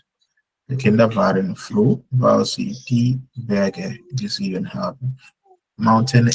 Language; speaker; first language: German; non-native, fluent; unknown